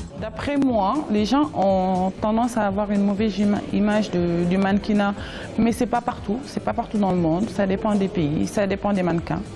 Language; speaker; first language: French; non-native, local second language; Wolof